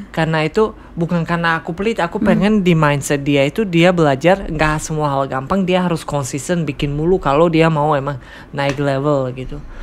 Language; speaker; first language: Indonesian; non-native, fluent; Tajik